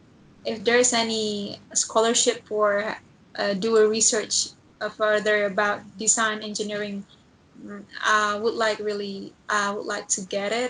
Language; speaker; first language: English; non-native, learner; Indonesian